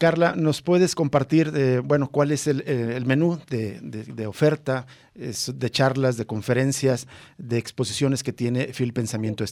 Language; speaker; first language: Spanish; native; Spanish